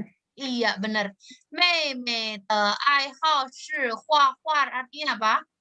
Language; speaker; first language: Indonesian; native; Indonesian